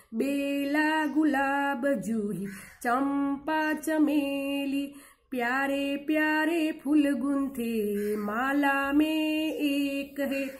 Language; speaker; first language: Hindi; non-native, local second language; Gujarati